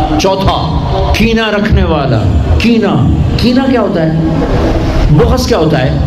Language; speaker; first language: Urdu; non-native, local second language; Punjabi